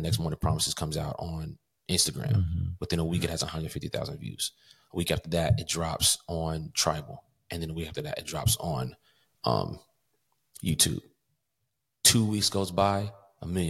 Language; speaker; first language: English; native; English